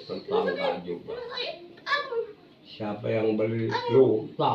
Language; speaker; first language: Indonesian; native; Indonesian